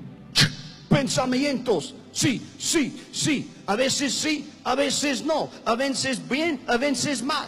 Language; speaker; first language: Spanish; non-native, learner; English